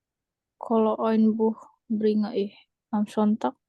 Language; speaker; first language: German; non-native, learner; Indonesian